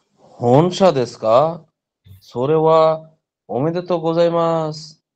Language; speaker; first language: Japanese; non-native, learner; Bangla